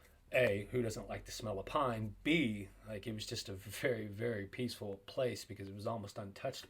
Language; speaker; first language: English; native; English